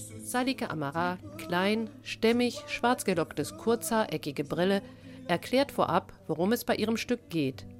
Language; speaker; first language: German; native; German